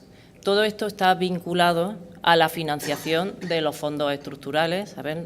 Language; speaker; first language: Spanish; native; Spanish